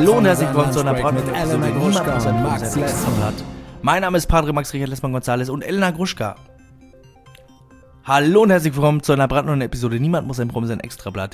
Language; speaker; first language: German; native; German